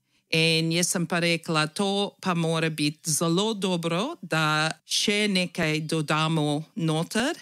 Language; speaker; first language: Slovenian; early bilingual, heritage; Slovenian